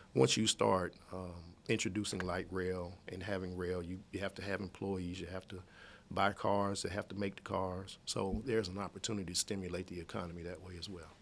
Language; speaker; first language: English; native; English